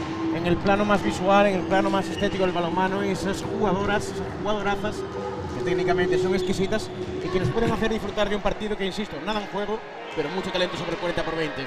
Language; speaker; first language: Spanish; native; Spanish